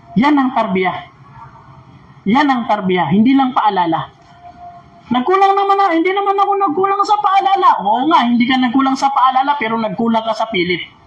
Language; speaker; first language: Filipino; non-native, local second language; Maranao